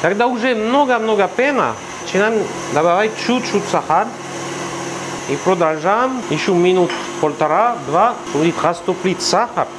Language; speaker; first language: Russian; non-native, learner; French